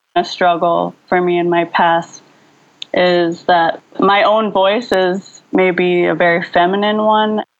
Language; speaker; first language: English; early bilingual, other home language; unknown